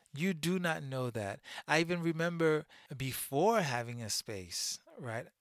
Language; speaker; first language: English; early bilingual, other home language; Haitian Creole